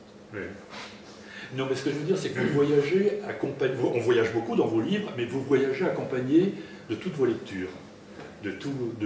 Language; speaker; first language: French; native; French